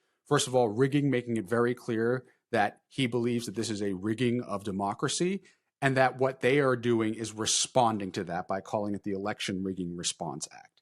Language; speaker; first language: English; native; English